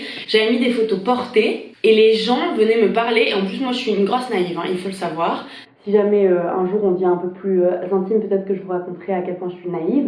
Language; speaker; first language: French; native; French